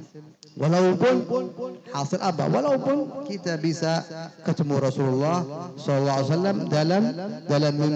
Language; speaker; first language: Indonesian; non-native, fluent; Arabic